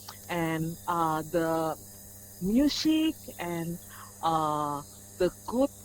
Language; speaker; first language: English; non-native, learner; Indonesian